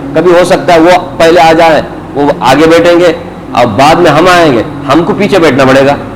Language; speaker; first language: Urdu; native; Urdu